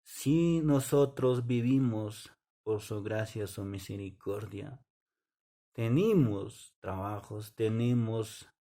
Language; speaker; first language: Spanish; non-native, local second language; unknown